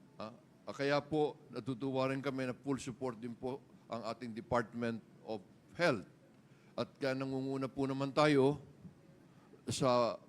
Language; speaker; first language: Filipino; native; Filipino